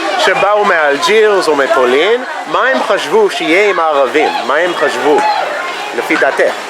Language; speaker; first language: Hebrew; non-native, fluent; English